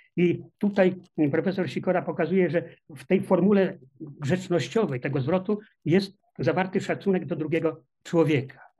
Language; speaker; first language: Polish; native; Polish